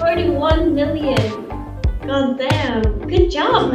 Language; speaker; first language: English; non-native, fluent; Swedish